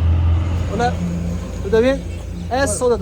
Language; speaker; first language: Spanish; non-native, learner; Portuguese